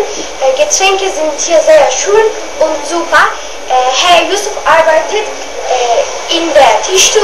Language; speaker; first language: German; non-native, learner; Turkish